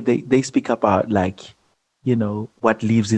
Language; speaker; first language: English; non-native, local second language; Zulu